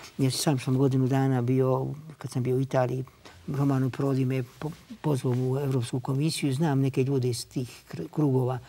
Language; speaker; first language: Croatian; native; Croatian